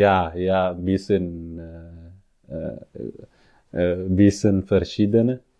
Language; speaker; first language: German; non-native, learner; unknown